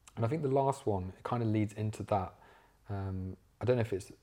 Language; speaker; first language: English; native; English